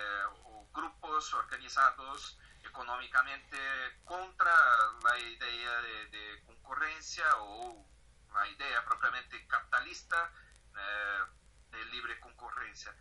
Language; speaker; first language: Spanish; non-native, fluent; Portuguese